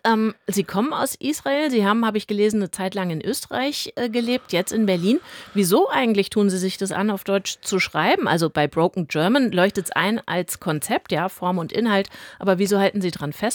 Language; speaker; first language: German; native; German